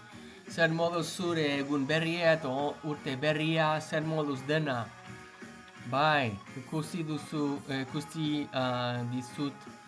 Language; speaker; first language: Basque; non-native, learner; English